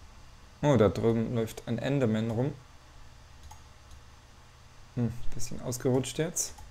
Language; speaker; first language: German; native; German